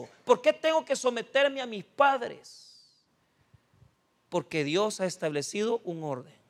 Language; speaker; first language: Spanish; native; Spanish